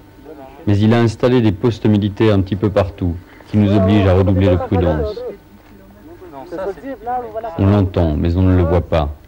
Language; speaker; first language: French; native; French